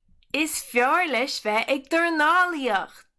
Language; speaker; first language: Irish; non-native, learner; English